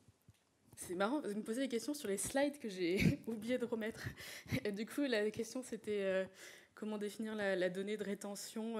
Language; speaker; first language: French; native; French